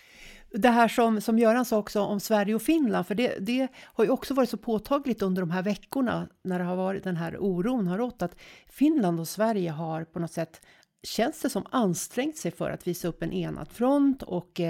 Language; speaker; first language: Swedish; native; Swedish